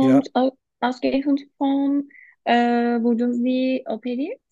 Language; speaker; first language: German; non-native, learner; Turkish